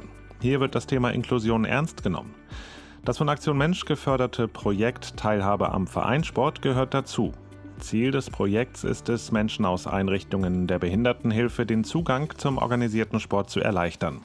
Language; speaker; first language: German; native; German